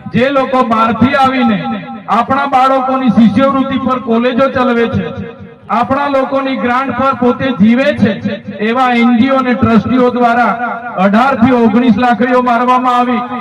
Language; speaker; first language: Gujarati; non-native, local second language; Vasavi